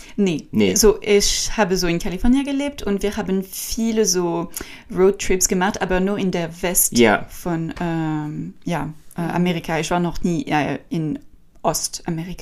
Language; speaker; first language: German; non-native, learner; French